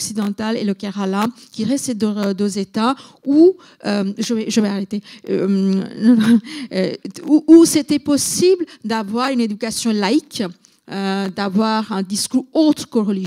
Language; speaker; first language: French; non-native, fluent; Bangla